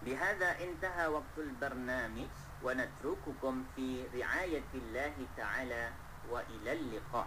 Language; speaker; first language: Arabic; non-native, fluent; Malay